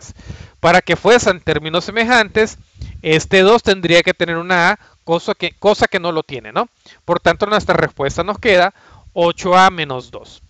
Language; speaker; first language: Spanish; native; Spanish